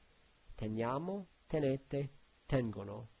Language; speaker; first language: Italian; non-native, learner; English